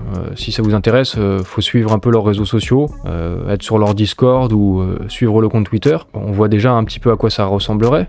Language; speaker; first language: French; native; French